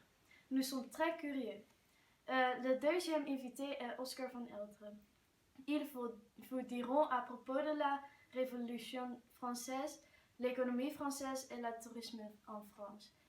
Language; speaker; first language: French; non-native, learner; Dutch